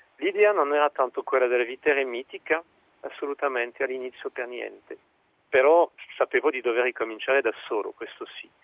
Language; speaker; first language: Italian; non-native, fluent; French